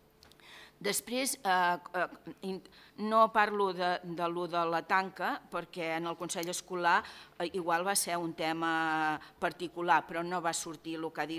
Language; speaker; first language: Catalan; native; Catalan